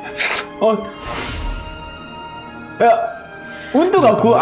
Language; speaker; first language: Indonesian; non-native, learner; Korean